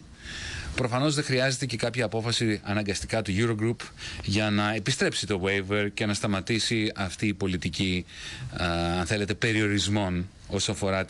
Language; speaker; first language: Greek; native; Greek